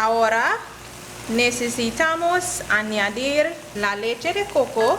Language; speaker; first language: Spanish; non-native, learner; English